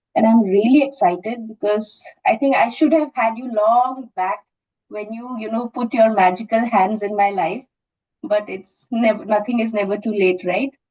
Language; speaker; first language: English; non-native, local second language; Assamese